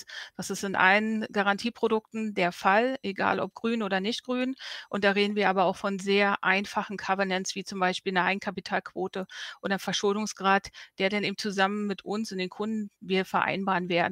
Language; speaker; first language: German; native; German